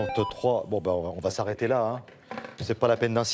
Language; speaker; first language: French; native; French